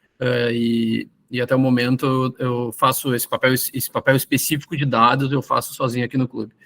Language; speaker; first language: Portuguese; native; Portuguese